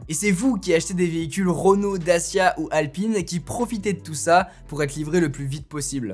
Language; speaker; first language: French; native; French